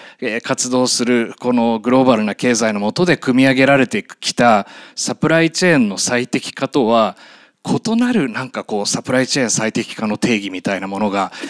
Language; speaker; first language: Japanese; native; Japanese